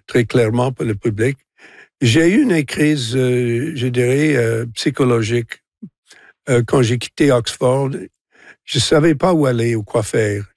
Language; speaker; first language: French; non-native, local second language; English